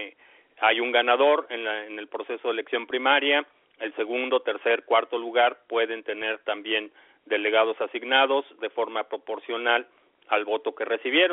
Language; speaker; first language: Spanish; native; Spanish